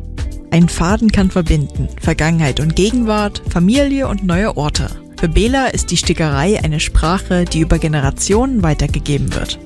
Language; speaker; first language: German; native; German